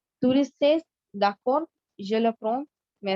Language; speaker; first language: French; non-native, learner; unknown